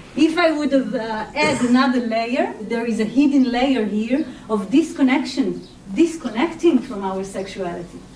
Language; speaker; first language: English; non-native, fluent; Hebrew